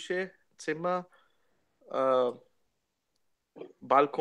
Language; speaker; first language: German; non-native, learner; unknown